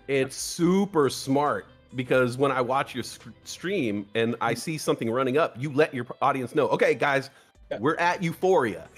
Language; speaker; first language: English; native; English